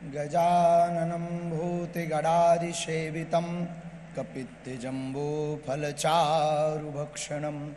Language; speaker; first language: Hindi; native; Hindi